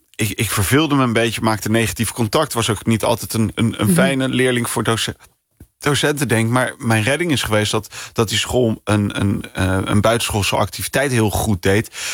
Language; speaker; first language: Dutch; early bilingual, other home language; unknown